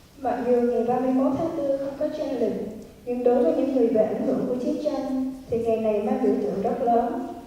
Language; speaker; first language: Vietnamese; early bilingual, heritage; Vietnamese